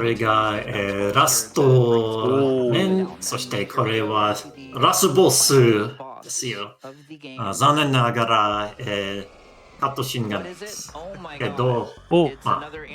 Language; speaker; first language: Japanese; non-native, learner; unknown